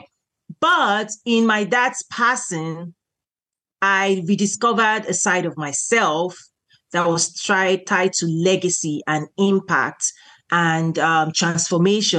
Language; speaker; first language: English; non-native, local second language; Yoruba